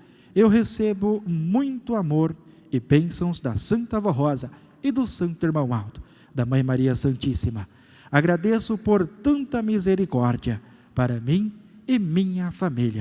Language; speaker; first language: Portuguese; native; Portuguese